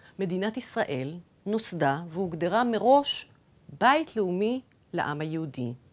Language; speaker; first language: Hebrew; early bilingual, other home language; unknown